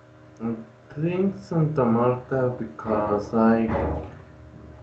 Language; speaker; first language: English; non-native, learner; Spanish